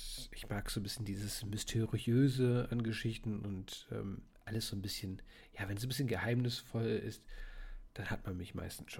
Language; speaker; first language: German; native; German